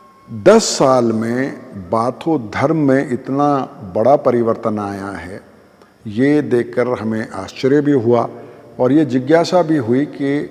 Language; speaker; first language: Hindi; native; Hindi